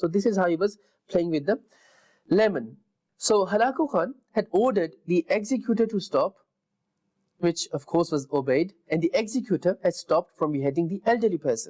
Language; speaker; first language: English; non-native, local second language; Urdu